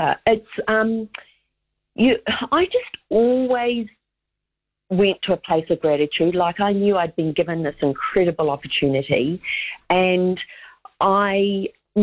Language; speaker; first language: English; native; English